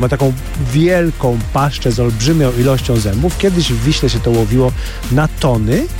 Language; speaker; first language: Polish; native; Polish